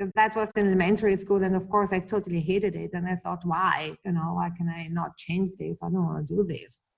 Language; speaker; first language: English; non-native, fluent; Italian